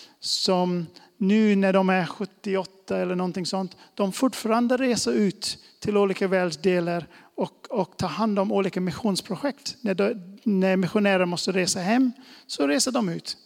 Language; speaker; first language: Swedish; non-native, fluent; English